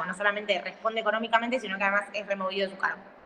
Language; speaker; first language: Spanish; native; Spanish